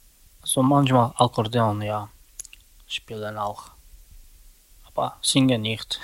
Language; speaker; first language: German; non-native, learner; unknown